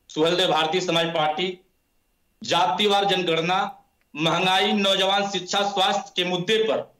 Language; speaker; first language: Hindi; native; Hindi